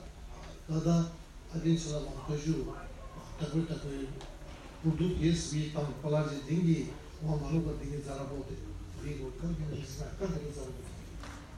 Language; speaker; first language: Russian; non-native, learner; Tibetan